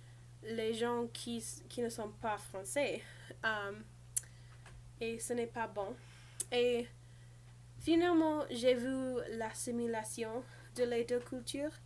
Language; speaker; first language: French; non-native, learner; English